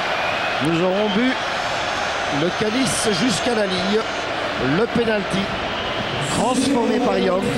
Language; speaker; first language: French; native; French